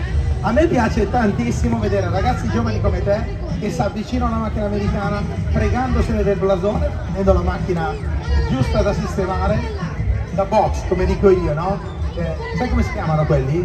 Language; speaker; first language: Italian; native; Italian